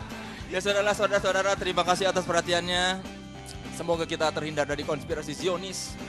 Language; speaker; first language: Indonesian; native; Indonesian